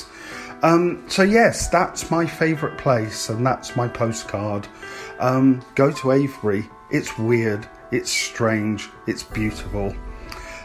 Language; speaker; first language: English; native; English